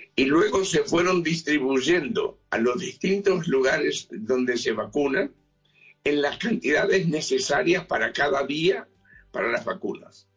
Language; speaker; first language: Spanish; native; Spanish